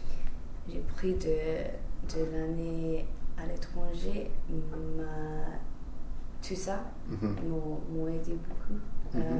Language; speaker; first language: French; non-native, fluent; English